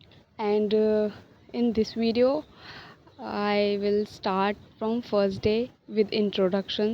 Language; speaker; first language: English; non-native, learner; Hindi